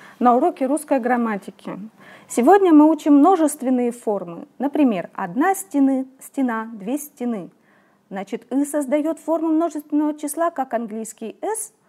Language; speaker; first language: Russian; native; Russian